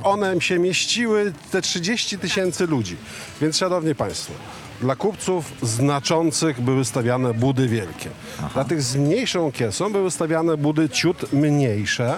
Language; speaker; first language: Polish; native; Polish